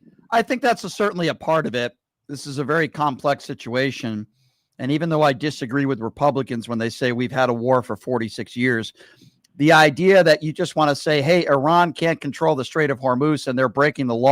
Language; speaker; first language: English; native; English